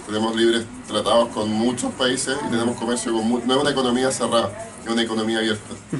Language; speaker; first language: Spanish; native; Spanish